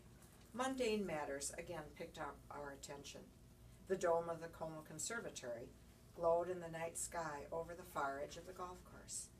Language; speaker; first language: English; native; English